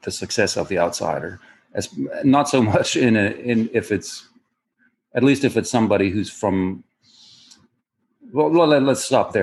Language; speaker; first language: English; non-native, fluent; German